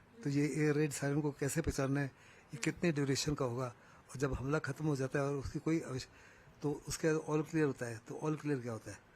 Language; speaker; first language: Hindi; native; Hindi